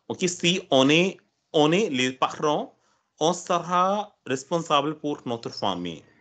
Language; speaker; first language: French; non-native, fluent; Hindi